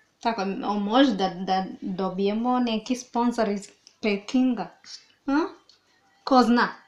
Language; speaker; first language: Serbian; non-native, learner; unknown